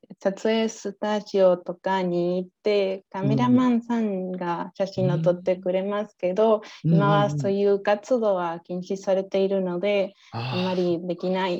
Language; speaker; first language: Japanese; non-native, learner; Spanish